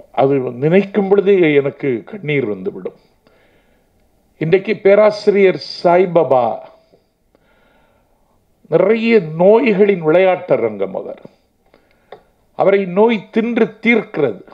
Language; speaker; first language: Tamil; native; Tamil